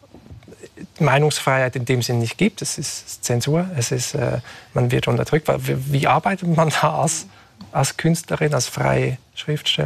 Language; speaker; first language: German; native; German